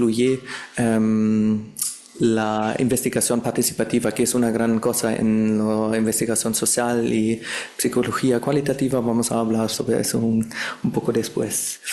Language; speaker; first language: Spanish; non-native, fluent; German